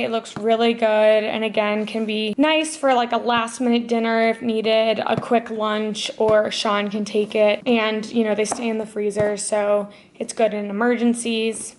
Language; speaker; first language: English; native; English